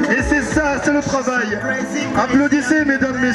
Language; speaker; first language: French; non-native, local second language; Rundi